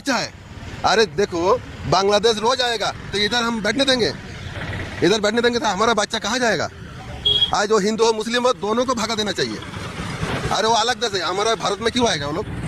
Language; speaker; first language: Hindi; non-native, local second language; Bangla